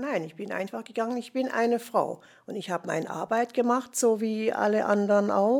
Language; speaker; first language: German; non-native, fluent; English